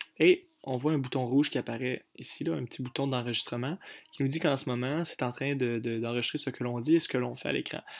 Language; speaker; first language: French; native; French